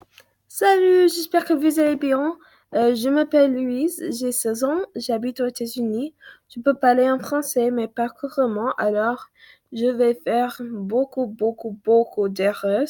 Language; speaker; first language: French; non-native, learner; English